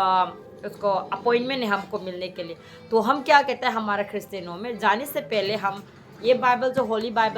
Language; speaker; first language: Hindi; non-native, local second language; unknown